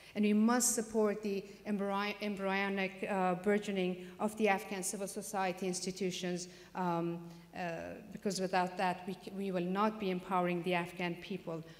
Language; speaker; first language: English; non-native, fluent; Persian